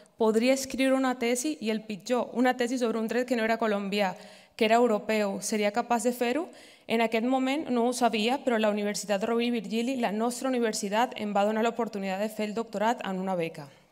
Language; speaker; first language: Catalan; non-native, fluent; Spanish